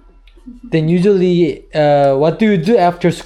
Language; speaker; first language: English; non-native, learner; Korean